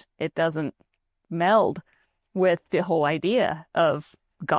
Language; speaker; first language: English; native; English